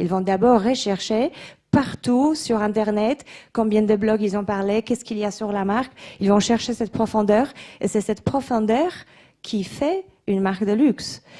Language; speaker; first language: French; non-native, fluent; Polish